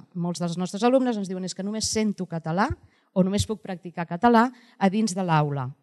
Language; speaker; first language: Catalan; native; Catalan